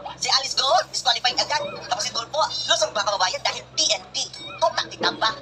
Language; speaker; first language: Filipino; native; Filipino